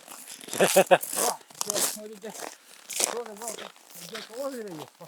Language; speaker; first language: Russian; non-native, local second language; Yakut